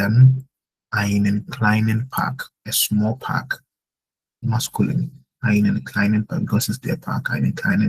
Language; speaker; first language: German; non-native, fluent; Akan